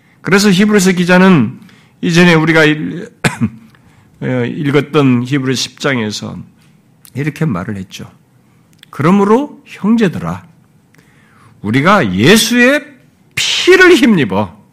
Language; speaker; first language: Korean; native; Korean